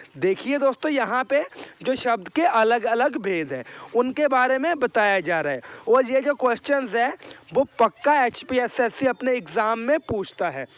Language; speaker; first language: Hindi; native; Hindi